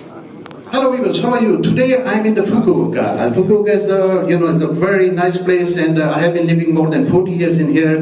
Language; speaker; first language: English; non-native, learner; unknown